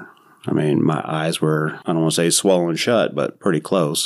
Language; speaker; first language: English; native; English